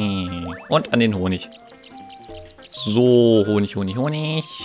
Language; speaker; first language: German; native; German